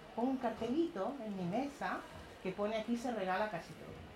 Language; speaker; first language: Spanish; native; Spanish